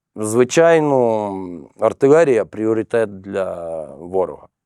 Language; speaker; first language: Ukrainian; native; Ukrainian